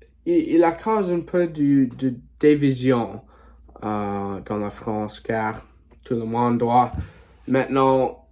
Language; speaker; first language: French; non-native, learner; English